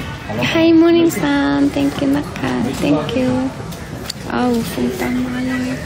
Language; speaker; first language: English; non-native, learner; Korean